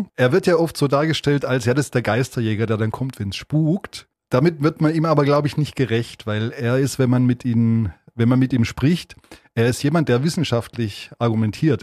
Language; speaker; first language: German; native; German